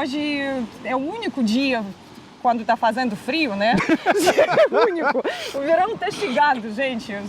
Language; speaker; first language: Portuguese; non-native, fluent; Russian